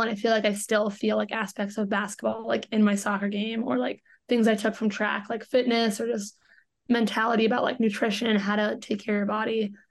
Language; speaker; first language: English; native; English